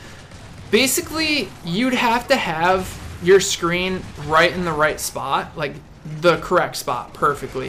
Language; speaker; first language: English; native; English